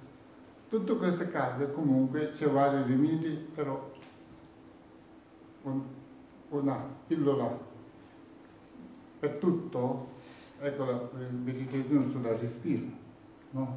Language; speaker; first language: Italian; non-native, learner; Tibetan